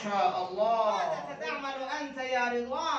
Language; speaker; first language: Arabic; non-native, fluent; Bangla